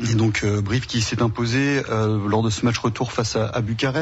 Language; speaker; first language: French; native; French